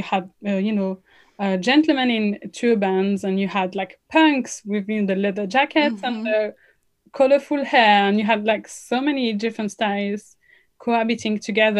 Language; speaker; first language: English; non-native, fluent; French